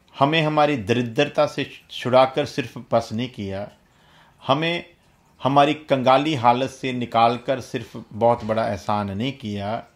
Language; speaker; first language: Hindi; non-native, local second language; Punjabi